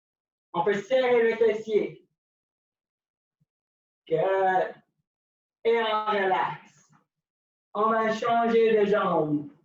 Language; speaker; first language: French; non-native, local second language; English